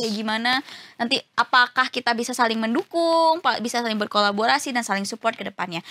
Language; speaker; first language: Indonesian; native; Indonesian